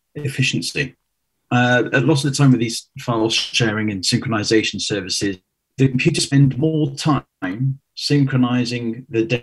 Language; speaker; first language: English; native; English